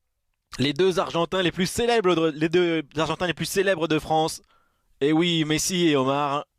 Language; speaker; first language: French; native; French